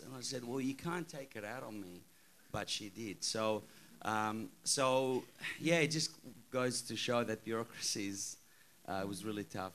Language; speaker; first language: English; early bilingual, other home language; Arabic